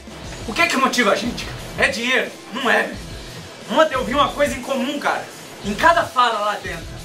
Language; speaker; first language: Portuguese; native; Portuguese